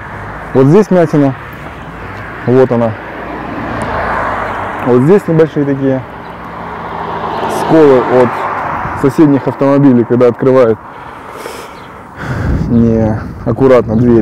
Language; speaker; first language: Russian; native; Russian